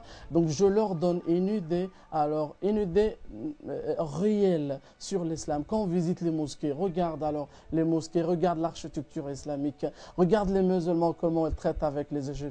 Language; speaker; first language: French; non-native, fluent; Arabic